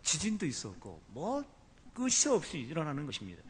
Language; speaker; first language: Korean; native; Korean